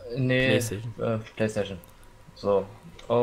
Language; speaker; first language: German; native; German